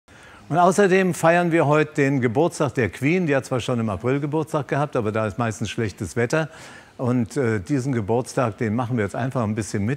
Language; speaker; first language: German; native; German